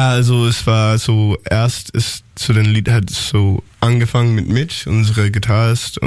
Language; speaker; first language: German; non-native, learner; English